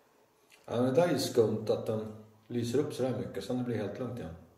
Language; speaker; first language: Swedish; native; Swedish